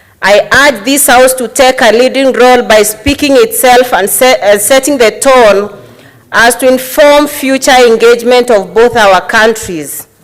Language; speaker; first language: English; non-native, local second language; Gusii